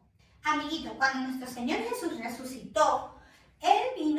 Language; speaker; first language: Spanish; native; Spanish